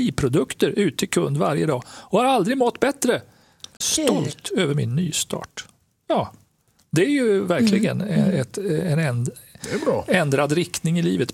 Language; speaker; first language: Swedish; native; Swedish